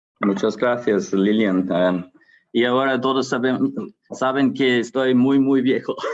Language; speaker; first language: Spanish; non-native, fluent; German